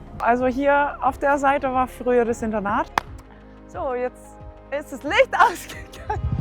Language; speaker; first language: German; early bilingual, heritage; German